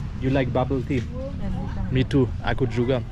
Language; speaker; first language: English; non-native, fluent; German